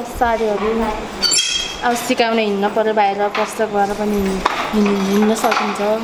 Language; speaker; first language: Nepali; native; Nepali